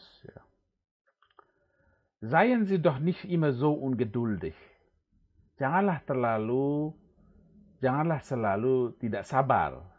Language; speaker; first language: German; non-native, fluent; Indonesian